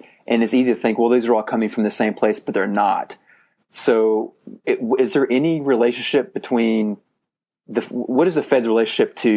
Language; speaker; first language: English; native; English